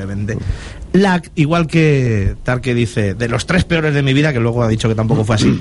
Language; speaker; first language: Spanish; native; Spanish